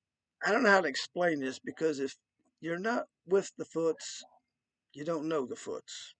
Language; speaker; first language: English; native; English